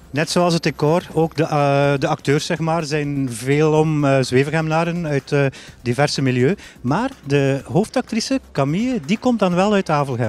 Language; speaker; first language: Dutch; native; Dutch